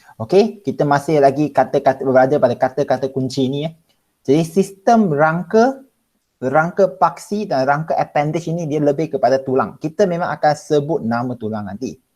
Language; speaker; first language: Malay; non-native, local second language; Chinese